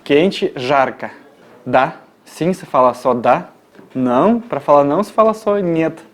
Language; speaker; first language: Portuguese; non-native, fluent; Russian